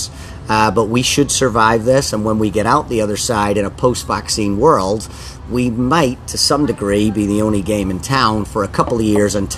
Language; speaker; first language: English; native; English